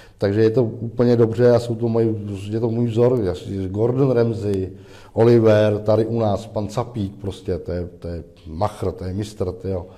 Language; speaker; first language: Czech; native; Czech